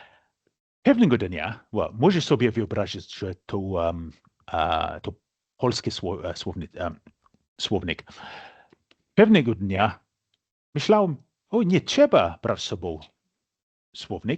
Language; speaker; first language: Polish; non-native, fluent; English